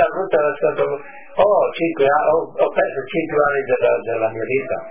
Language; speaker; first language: Italian; non-native, local second language; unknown